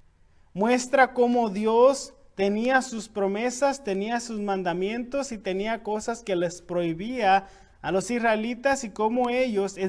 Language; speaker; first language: Spanish; native; Spanish